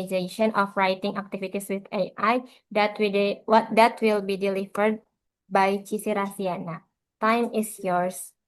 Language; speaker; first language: English; non-native, learner; Indonesian